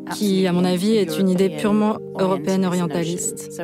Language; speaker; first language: French; early bilingual, other home language; Arabic